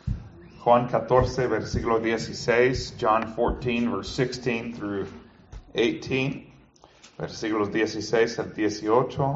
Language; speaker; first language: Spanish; non-native, fluent; English